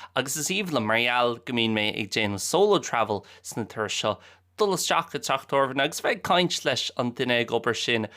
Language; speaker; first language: Irish; native; Irish